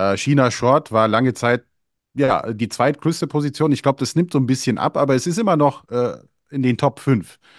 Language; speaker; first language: German; early bilingual, other home language; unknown